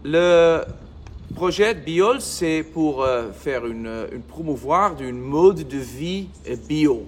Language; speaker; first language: French; non-native, learner; Dutch